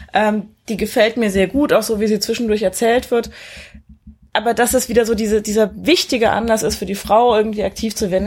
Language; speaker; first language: German; native; German